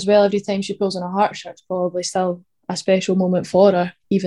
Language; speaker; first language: English; native; English